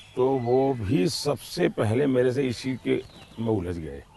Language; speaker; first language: Hindi; non-native, local second language; Gujarati